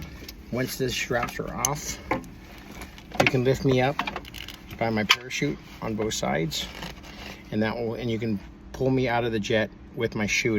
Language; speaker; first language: English; native; English